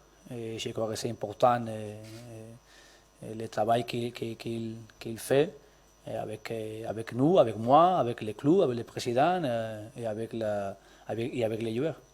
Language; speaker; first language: French; non-native, learner; Spanish